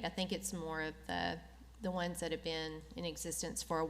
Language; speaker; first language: English; native; English